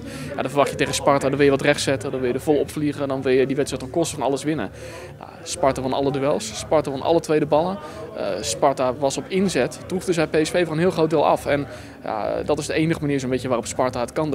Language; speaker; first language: Dutch; native; Dutch